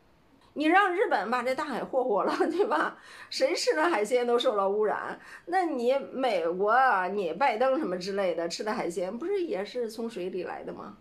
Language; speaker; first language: Chinese; native; Chinese